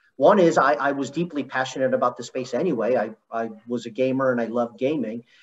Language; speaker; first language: English; native; English